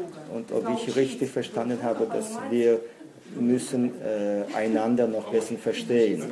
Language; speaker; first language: German; non-native, fluent; Russian